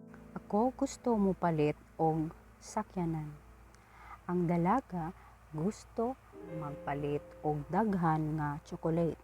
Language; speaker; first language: Cebuano; non-native, learner; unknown